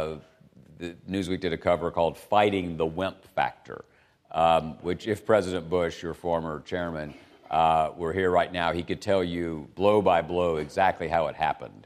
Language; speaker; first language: English; native; English